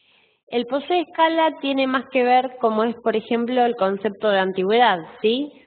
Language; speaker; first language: Spanish; native; Spanish